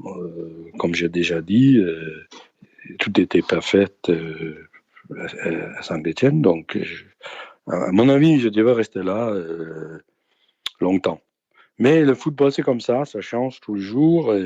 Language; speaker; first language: French; non-native, fluent; Danish